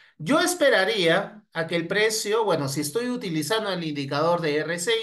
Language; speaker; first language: Spanish; native; Spanish